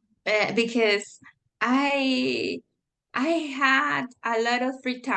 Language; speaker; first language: English; non-native, fluent; Spanish